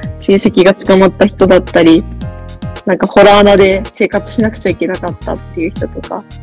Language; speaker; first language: Japanese; native; Japanese